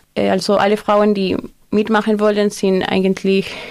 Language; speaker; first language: German; non-native, learner; Spanish